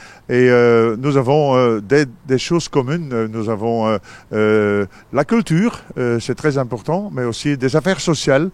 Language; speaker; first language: French; non-native, local second language; Dutch